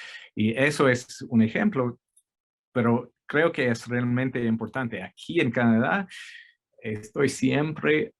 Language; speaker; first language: Spanish; non-native, fluent; English